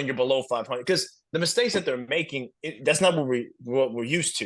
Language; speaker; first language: English; native; English